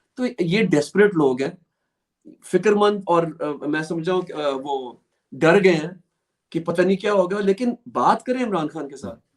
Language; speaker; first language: Urdu; native; Urdu